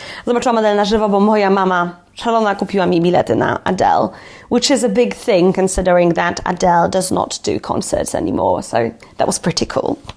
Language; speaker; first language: English; non-native, fluent; Polish